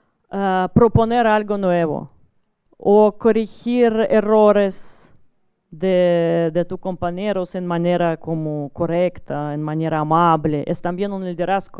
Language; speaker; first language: Spanish; non-native, learner; Russian